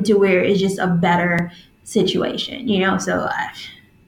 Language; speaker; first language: English; native; English